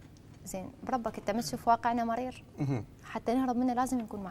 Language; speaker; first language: Arabic; native; Arabic